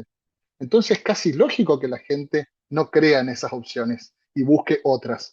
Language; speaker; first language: Spanish; native; Spanish